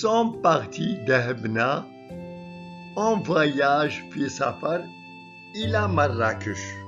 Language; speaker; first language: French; non-native, local second language; Arabic